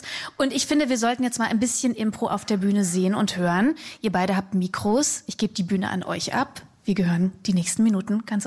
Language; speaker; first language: German; native; German